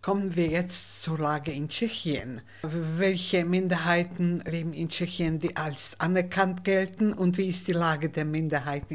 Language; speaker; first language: German; non-native, fluent; Czech